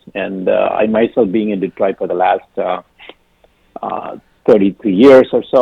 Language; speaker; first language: English; non-native, local second language; Tamil